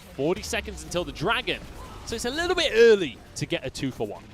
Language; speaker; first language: English; native; English